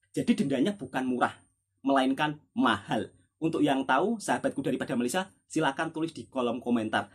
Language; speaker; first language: Indonesian; native; Indonesian